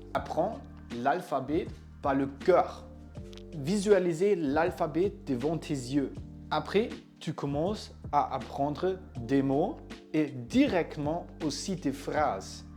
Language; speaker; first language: French; non-native, fluent; German